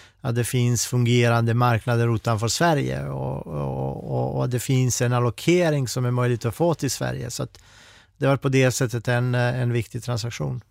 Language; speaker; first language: Swedish; non-native, fluent; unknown